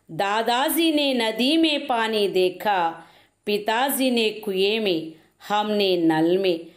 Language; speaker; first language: Hindi; non-native, local second language; Telugu